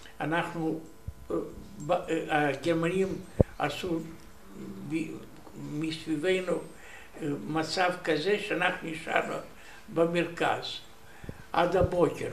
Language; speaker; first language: Hebrew; non-native, learner; Romanian